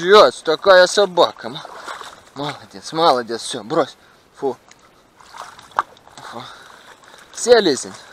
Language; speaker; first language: Russian; native; Russian